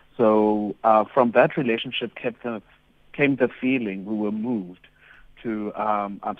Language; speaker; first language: English; non-native, local second language; Xhosa